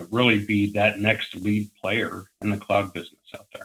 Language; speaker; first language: English; native; English